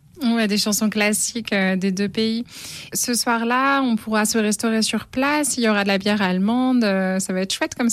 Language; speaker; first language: French; native; French